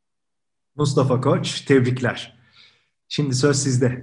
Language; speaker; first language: Turkish; native; Turkish